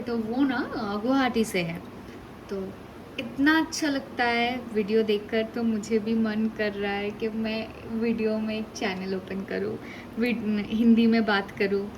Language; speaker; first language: Hindi; non-native, local second language; Bangla